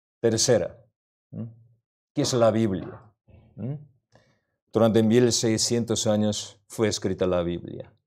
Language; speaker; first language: Spanish; non-native, learner; Korean